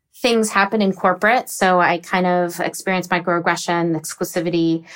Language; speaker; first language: English; native; English